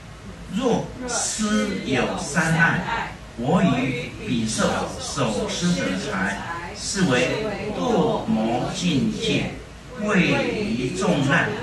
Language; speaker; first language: Chinese; native; Chinese